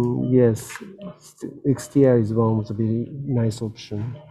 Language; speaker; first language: English; non-native, learner; Japanese